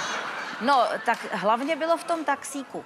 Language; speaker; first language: Czech; native; Czech